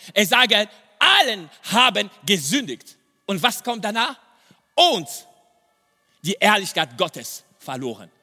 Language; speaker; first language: German; non-native, fluent; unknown